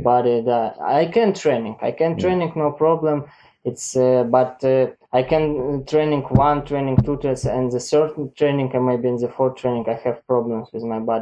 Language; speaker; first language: English; non-native, learner; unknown